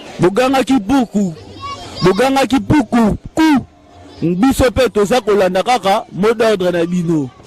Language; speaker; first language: Lingala; native; Lingala